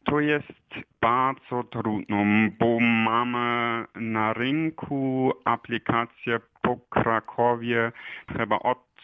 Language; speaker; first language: Polish; non-native, fluent; German